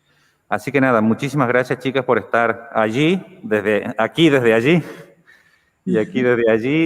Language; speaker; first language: Spanish; native; Spanish